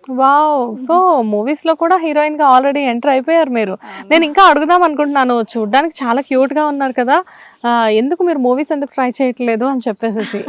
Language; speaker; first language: Telugu; native; Telugu